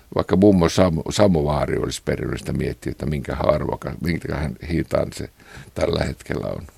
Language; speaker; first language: Finnish; native; Finnish